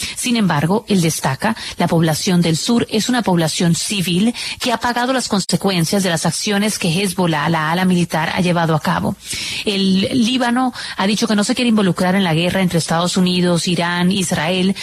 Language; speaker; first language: Spanish; native; Spanish